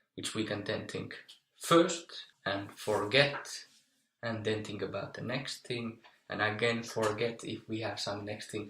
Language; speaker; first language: English; non-native, fluent; Finnish